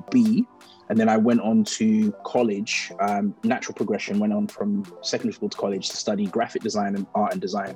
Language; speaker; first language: English; native; English